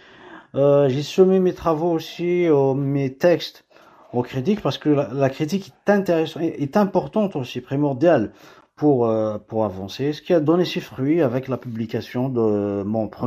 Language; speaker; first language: French; non-native, local second language; Kabyle